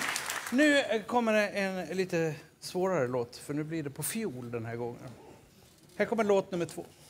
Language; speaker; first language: Swedish; native; Swedish